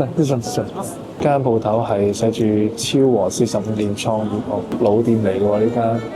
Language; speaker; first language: Cantonese; native; Cantonese